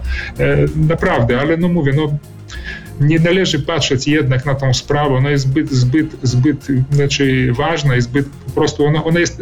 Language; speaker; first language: Polish; early bilingual, heritage; Polish